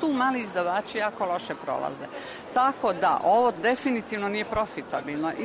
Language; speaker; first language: Croatian; native; Croatian